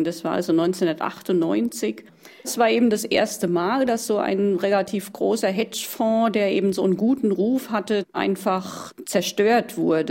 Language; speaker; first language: German; native; German